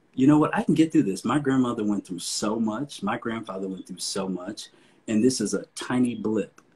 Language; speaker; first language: English; native; English